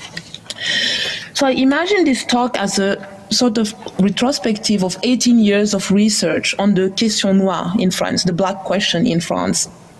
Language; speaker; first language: English; non-native, fluent; Wolof